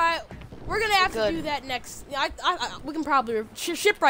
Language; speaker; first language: English; native; English